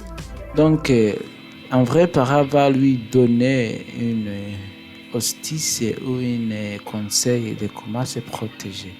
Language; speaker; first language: French; non-native, learner; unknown